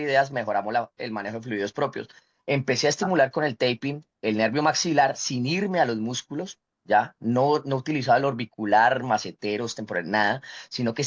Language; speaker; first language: Spanish; native; Spanish